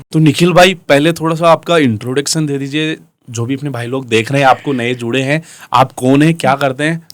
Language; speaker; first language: Hindi; native; Hindi